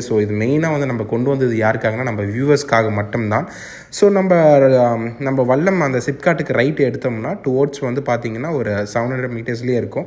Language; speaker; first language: Tamil; native; Tamil